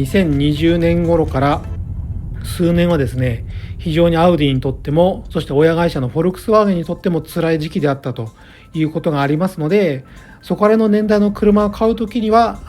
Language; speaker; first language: Japanese; native; Japanese